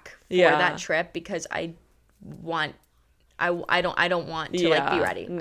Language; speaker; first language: English; native; English